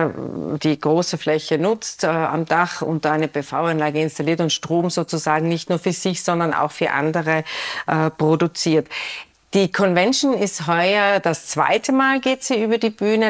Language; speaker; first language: German; native; German